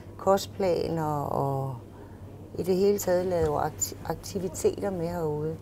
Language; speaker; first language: Danish; native; Danish